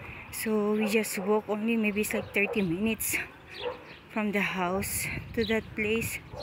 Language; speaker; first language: English; non-native, local second language; Filipino